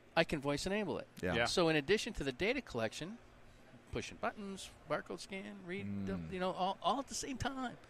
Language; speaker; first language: English; native; English